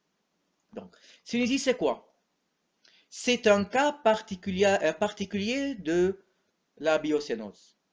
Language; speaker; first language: French; non-native, local second language; Arabic